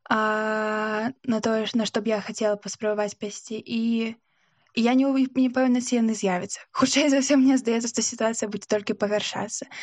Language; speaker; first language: Belarusian; non-native, local second language; Russian